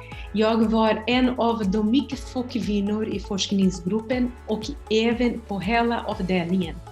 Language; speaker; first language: Swedish; non-native, fluent; Portuguese